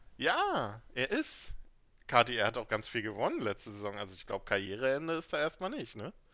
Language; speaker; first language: German; native; German